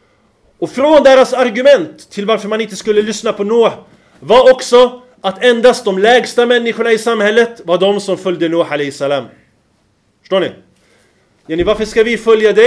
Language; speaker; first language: Swedish; non-native, fluent; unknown